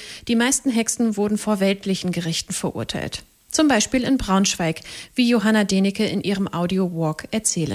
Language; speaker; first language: German; native; German